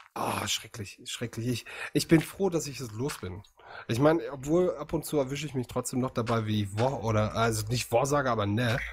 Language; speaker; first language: German; native; German